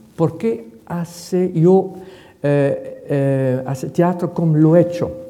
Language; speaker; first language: Spanish; non-native, fluent; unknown